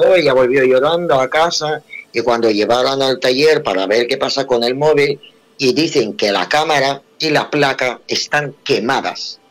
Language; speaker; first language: Spanish; non-native, fluent; Russian